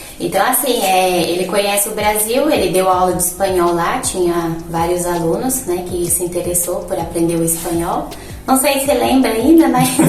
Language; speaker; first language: Portuguese; native; Portuguese